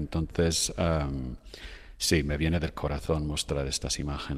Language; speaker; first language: Spanish; non-native, fluent; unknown